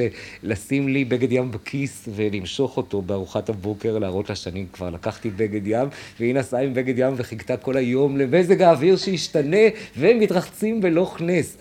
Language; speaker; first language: Hebrew; native; Hebrew